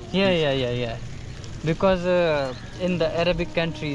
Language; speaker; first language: English; non-native, learner; Hindi